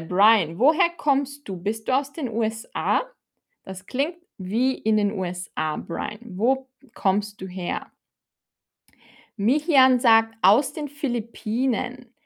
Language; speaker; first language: German; non-native, fluent; Filipino